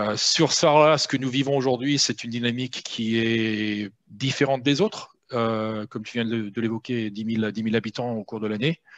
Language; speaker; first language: French; native; French